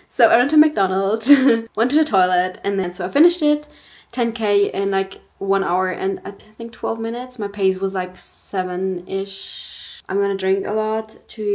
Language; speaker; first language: English; non-native, fluent; German